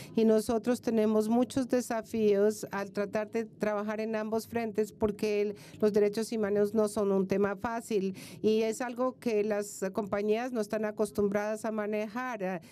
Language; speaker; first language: Spanish; non-native, fluent; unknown